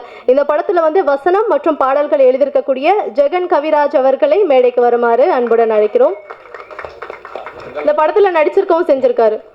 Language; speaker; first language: Tamil; native; Tamil